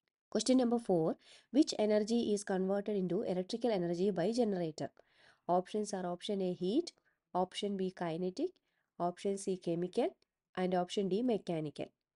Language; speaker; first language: English; non-native, local second language; Malayalam